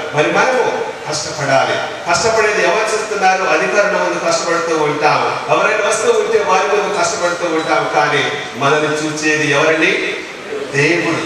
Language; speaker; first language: Telugu; non-native, local second language; Lambadi